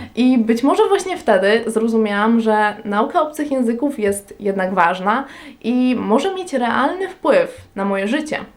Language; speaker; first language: Polish; native; Polish